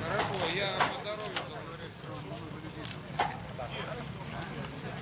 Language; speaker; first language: Russian; native; Russian